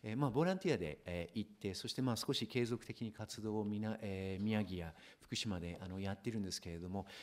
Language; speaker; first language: Japanese; non-native, fluent; English